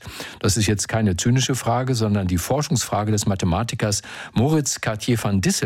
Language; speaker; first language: German; native; German